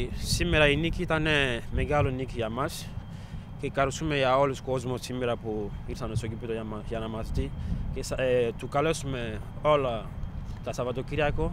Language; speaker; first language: Greek; non-native, learner; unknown